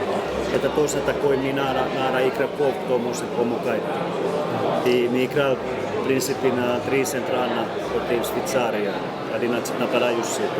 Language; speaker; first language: Russian; non-native, learner; Finnish